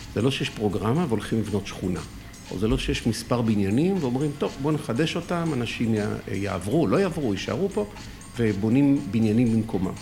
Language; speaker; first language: Hebrew; early bilingual, other home language; French